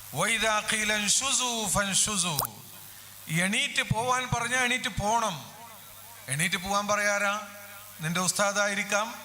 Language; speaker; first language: Malayalam; native; Malayalam